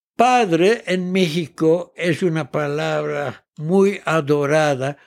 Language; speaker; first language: Spanish; early bilingual, heritage; Dutch